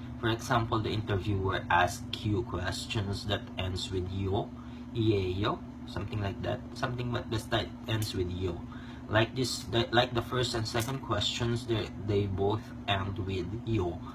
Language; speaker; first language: English; non-native, local second language; Filipino